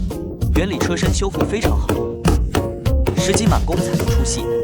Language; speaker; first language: Chinese; native; Chinese